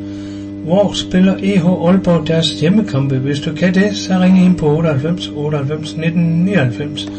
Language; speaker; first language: Danish; native; Danish